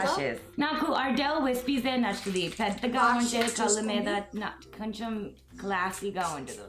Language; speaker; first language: Telugu; early bilingual, heritage; Telugu